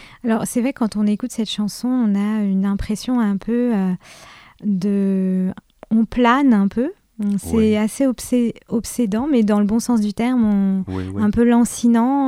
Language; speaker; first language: French; native; French